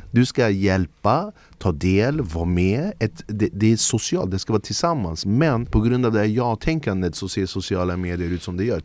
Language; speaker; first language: Swedish; early bilingual, other home language; Kurdish